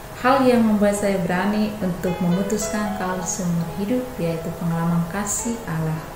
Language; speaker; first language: Indonesian; non-native, local second language; Tetum